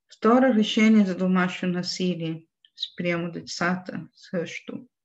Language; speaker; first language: Bulgarian; non-native, learner; Portuguese